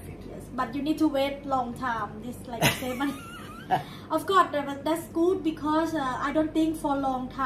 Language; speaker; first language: English; non-native, learner; Thai